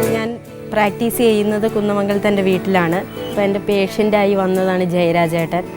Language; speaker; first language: Malayalam; native; Malayalam